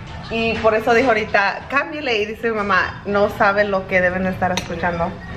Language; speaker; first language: Spanish; early bilingual, heritage; Spanish